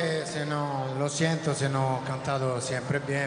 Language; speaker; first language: Spanish; non-native, learner; Italian